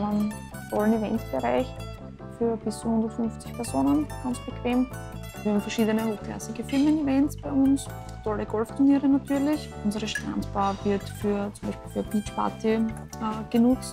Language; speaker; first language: German; native; German